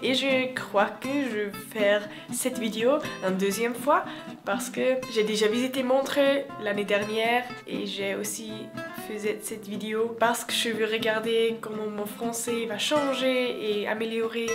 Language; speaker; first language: French; non-native, learner; Swiss German